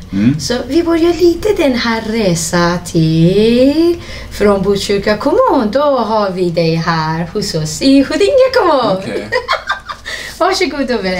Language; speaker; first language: Swedish; non-native, fluent; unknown